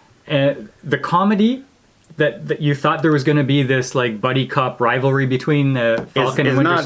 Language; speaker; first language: English; native; English